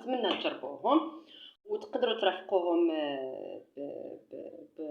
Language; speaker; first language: Arabic; native; Arabic